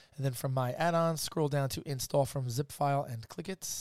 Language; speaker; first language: English; native; English